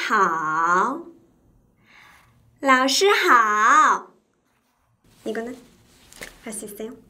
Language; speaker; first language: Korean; non-native, fluent; Chinese